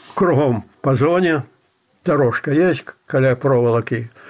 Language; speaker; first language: Russian; non-native, local second language; Belarusian